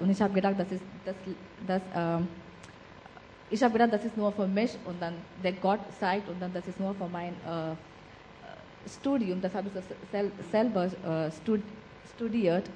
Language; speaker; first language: German; non-native, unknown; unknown